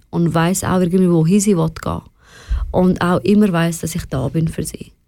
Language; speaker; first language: German; early bilingual, other home language; Persian